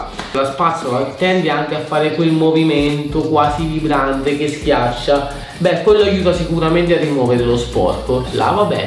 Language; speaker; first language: Italian; native; Italian